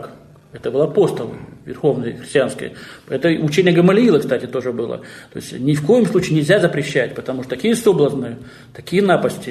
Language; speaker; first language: Russian; native; Russian